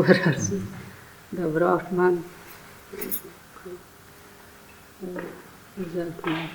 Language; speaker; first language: German; non-native, learner; Telugu